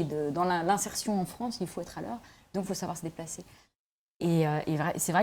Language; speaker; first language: French; native; French